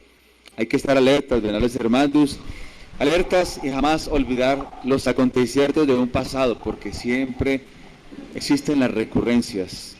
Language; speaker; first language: Spanish; native; Spanish